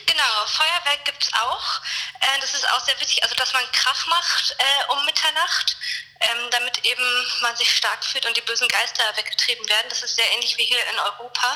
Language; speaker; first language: German; native; German